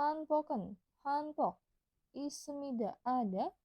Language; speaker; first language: Korean; non-native, fluent; Indonesian